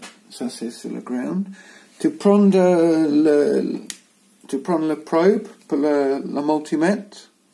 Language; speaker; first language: French; non-native, learner; English